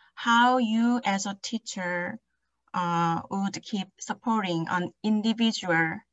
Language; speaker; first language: English; non-native, fluent; Korean